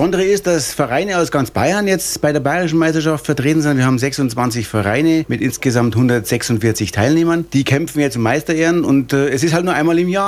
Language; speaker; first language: German; native; German